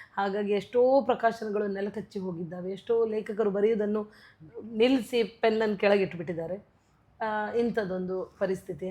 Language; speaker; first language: Kannada; non-native, local second language; Tulu